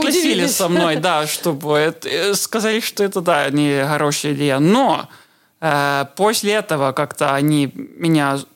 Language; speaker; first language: Russian; non-native, learner; Estonian